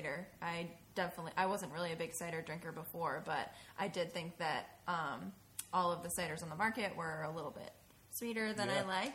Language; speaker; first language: English; native; English